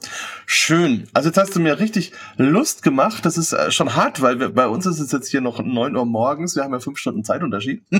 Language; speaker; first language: German; native; German